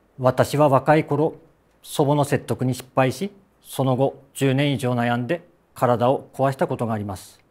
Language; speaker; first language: Japanese; native; Japanese